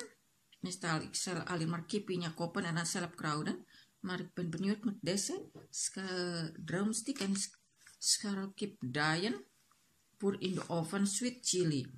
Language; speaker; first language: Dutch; non-native, learner; Indonesian